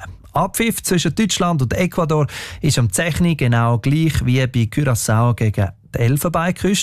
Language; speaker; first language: German; native; German